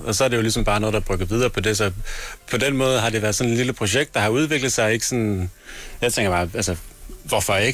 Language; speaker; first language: Danish; native; Danish